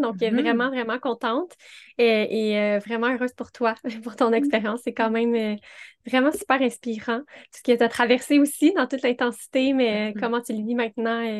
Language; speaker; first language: French; native; French